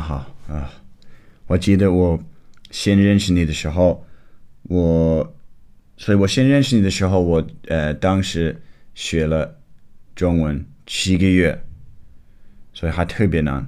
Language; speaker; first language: Chinese; non-native, fluent; English